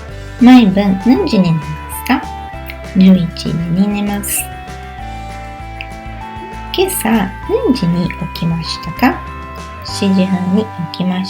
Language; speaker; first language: Japanese; non-native, learner; Portuguese